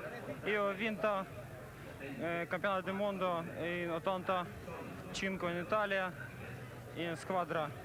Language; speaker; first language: Italian; non-native, learner; Russian